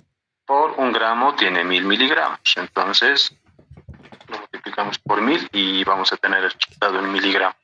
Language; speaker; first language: Spanish; native; Spanish